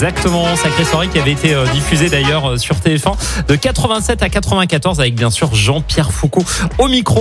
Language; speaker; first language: French; native; French